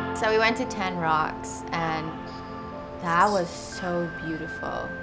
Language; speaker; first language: English; non-native, fluent; Portuguese